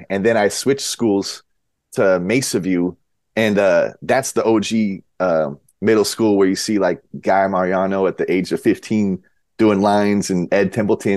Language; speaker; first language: English; native; English